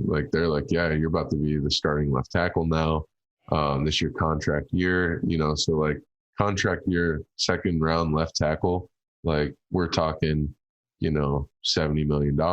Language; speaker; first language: English; native; English